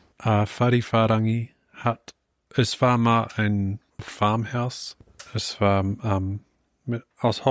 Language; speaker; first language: German; non-native, fluent; English